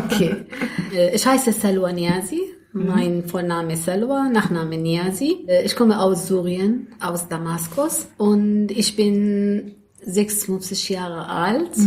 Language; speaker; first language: German; non-native, learner; Arabic